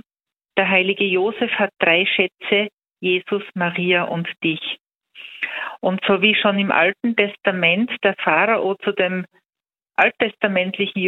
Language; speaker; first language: German; native; German